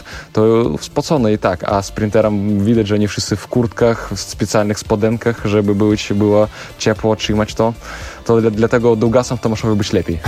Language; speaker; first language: Polish; non-native, learner; Russian